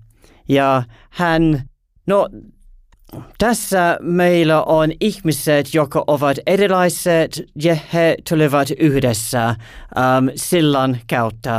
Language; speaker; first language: Finnish; non-native, learner; English